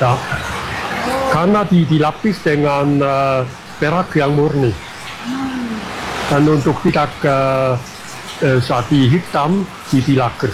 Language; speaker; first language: Indonesian; non-native, fluent; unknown